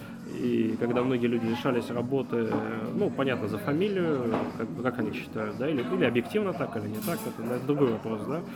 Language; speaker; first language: Russian; native; Russian